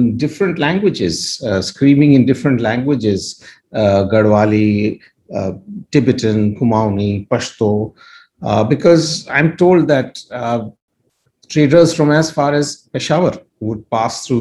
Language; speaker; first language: English; non-native, local second language; Hindi